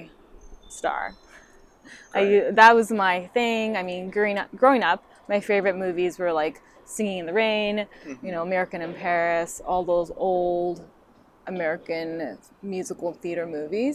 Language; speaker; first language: English; non-native, fluent; Japanese